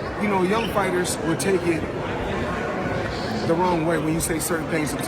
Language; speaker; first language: English; native; English